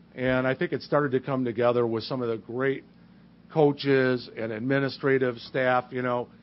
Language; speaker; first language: English; native; English